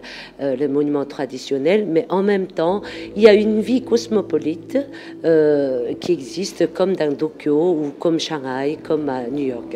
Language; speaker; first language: French; non-native, fluent; Korean